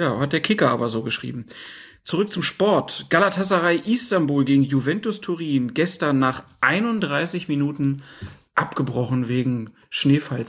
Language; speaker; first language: German; native; German